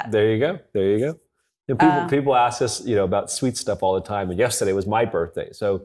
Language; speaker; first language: English; native; English